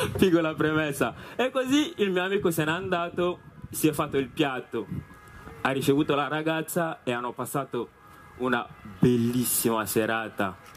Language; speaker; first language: Italian; non-native, fluent; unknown